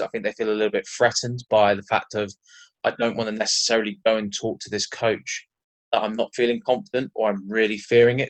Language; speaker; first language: English; native; English